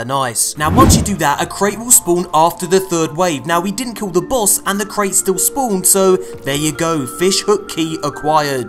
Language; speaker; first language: English; native; English